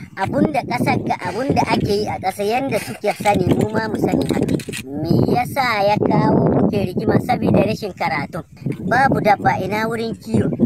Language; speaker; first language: Hausa; non-native, local second language; Fula